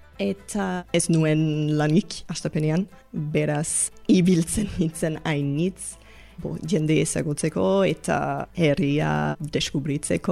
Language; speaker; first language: Basque; non-native, fluent; English